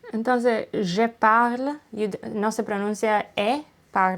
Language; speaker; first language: Spanish; non-native, learner; English